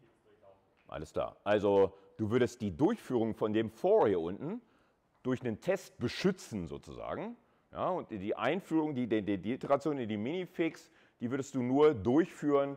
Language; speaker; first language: German; native; German